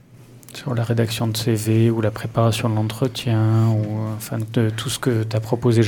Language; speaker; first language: French; native; French